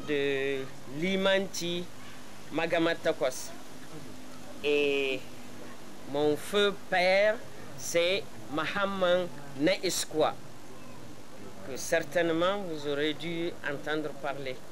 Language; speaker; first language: French; non-native, local second language; Hausa